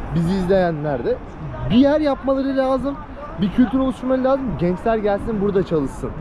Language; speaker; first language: Turkish; native; Turkish